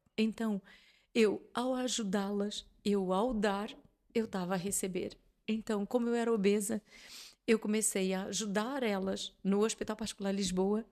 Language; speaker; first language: Portuguese; native; Portuguese